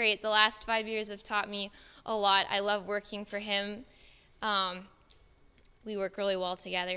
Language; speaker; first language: English; native; English